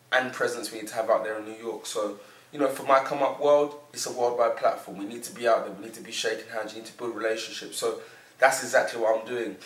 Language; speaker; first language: English; native; English